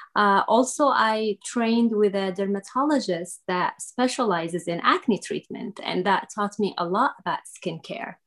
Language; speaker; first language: English; non-native, fluent; Arabic